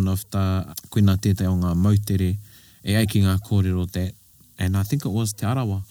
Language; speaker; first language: English; native; English